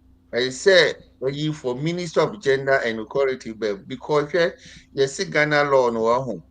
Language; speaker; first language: English; non-native, local second language; Akan